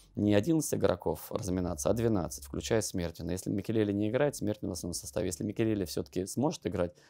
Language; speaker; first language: Russian; native; Russian